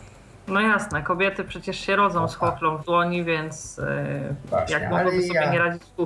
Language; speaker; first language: Polish; native; Polish